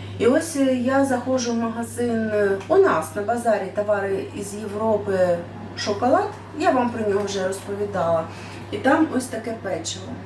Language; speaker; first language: Ukrainian; non-native, local second language; Russian